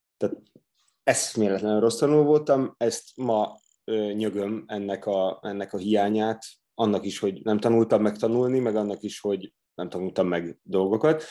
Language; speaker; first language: Hungarian; native; Hungarian